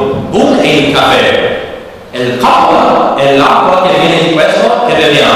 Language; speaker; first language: Italian; non-native, learner; English